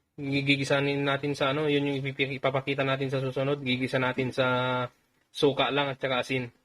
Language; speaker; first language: Filipino; non-native, local second language; Iloko